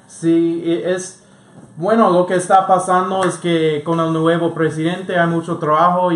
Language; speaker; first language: Spanish; non-native, fluent; English